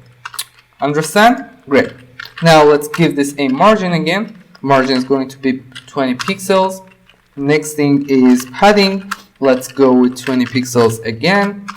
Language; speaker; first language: English; non-native, fluent; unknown